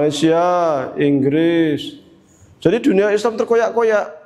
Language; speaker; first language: Indonesian; native; Indonesian